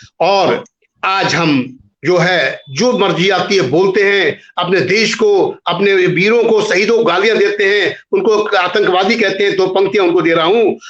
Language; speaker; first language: Hindi; native; Hindi